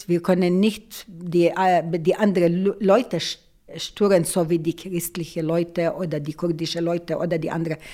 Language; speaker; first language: German; non-native, local second language; Arabic